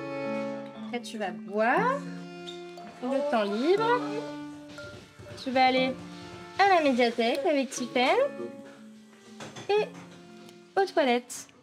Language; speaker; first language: French; native; French